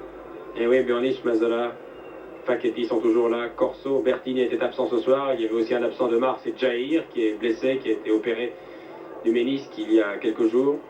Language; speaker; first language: French; native; French